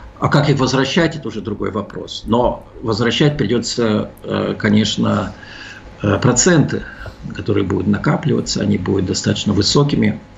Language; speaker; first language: Russian; early bilingual, heritage; Russian